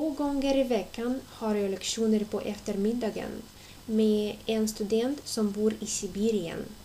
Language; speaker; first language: Swedish; non-native, fluent; Russian